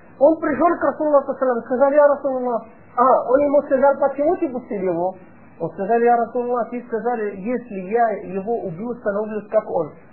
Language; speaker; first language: Russian; non-native, fluent; Arabic